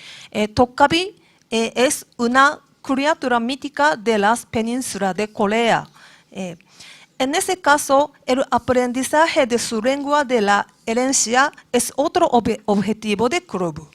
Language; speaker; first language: Spanish; non-native, learner; Japanese